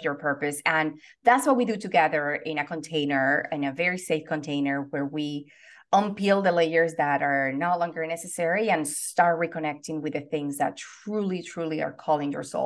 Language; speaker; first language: English; non-native, fluent; Spanish